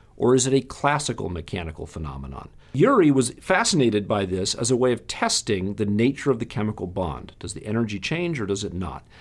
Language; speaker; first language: English; native; English